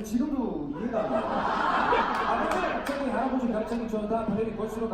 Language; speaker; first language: Korean; non-native, learner; Bulgarian